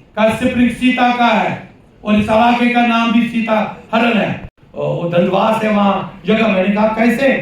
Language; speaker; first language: Urdu; non-native, local second language; Kashmiri